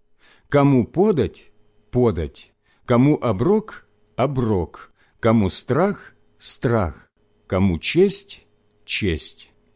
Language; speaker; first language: Russian; native; Russian